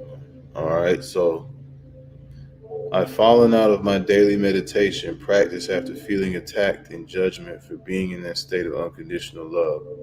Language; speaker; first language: English; native; English